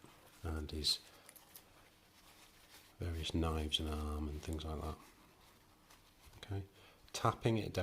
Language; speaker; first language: English; native; English